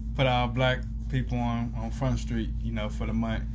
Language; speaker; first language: English; native; English